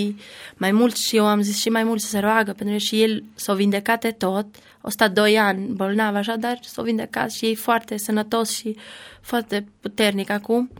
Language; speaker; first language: Romanian; non-native, learner; Albanian